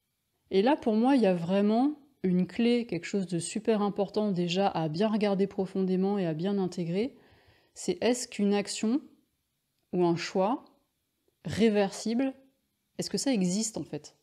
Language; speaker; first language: French; native; French